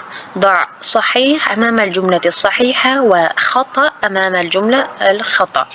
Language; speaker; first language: Arabic; non-native, fluent; Uzbek